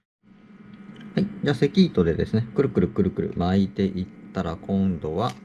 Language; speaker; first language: Japanese; native; Japanese